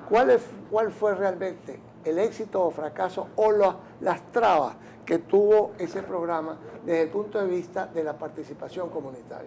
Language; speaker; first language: Spanish; native; Spanish